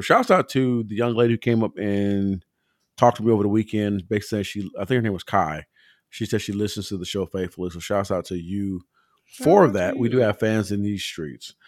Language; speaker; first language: English; native; English